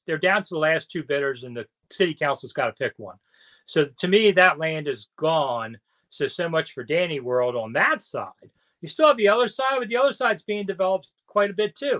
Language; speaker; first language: English; native; English